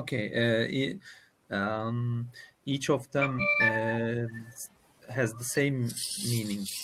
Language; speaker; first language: English; non-native, learner; Turkish